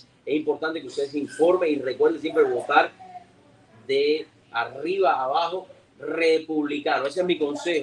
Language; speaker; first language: Spanish; native; Spanish